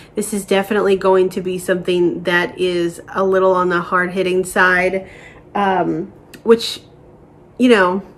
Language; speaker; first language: English; native; English